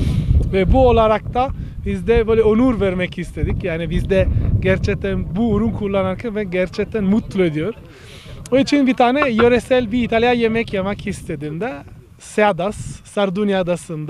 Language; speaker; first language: Turkish; non-native, learner; Italian